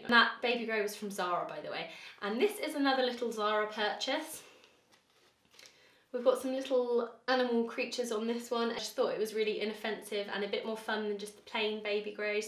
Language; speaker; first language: English; native; English